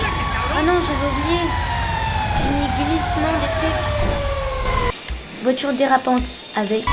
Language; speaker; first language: French; native; French